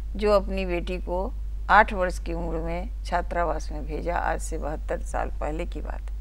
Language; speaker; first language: Hindi; native; Hindi